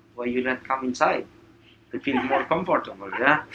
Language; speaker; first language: English; non-native, local second language; Filipino